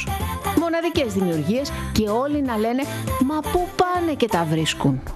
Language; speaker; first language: Greek; native; Greek